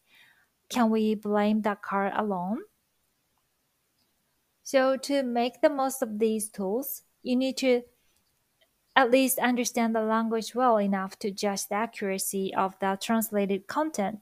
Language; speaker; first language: English; non-native, fluent; Japanese